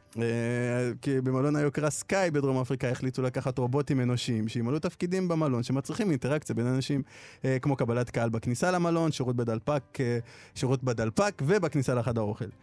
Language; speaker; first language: Hebrew; early bilingual, other home language; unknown